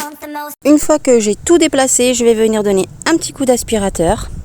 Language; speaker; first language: French; native; French